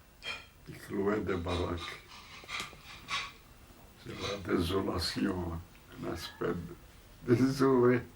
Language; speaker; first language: French; non-native, fluent; Portuguese